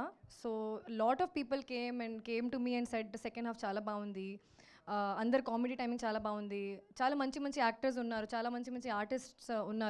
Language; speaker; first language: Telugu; non-native, local second language; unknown